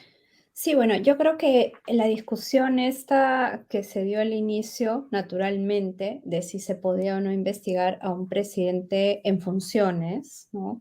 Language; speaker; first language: Spanish; native; Spanish